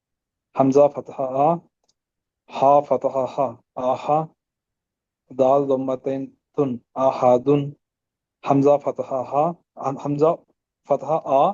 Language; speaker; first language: Arabic; non-native, learner; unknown